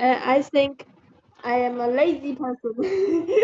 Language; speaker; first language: English; non-native, learner; Chinese